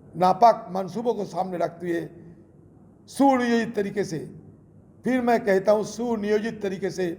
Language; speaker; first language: Hindi; non-native, local second language; Bangla